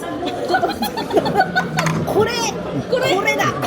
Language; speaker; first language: Japanese; non-native, fluent; Filipino